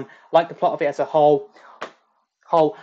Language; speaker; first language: English; native; English